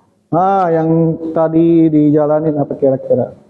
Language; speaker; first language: Indonesian; native; Indonesian